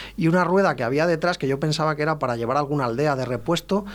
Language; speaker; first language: Spanish; native; Spanish